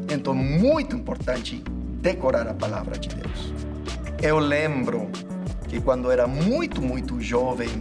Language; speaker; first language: Portuguese; non-native, fluent; English